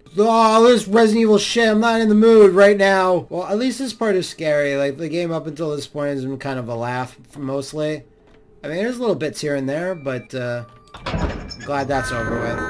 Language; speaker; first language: English; native; English